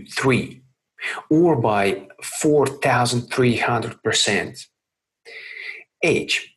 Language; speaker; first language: English; non-native, fluent; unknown